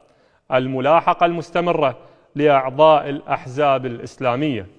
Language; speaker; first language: Arabic; native; Arabic